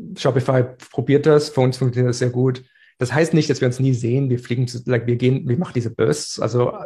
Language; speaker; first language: German; native; German